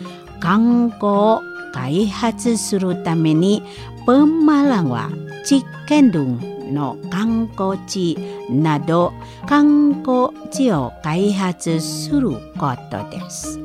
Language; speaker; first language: Japanese; non-native, fluent; Indonesian